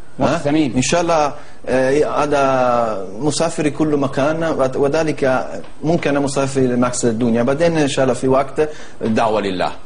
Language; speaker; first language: Arabic; non-native, learner; Italian